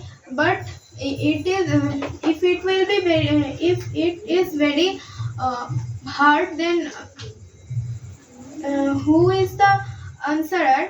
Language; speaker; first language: English; non-native, learner; Bangla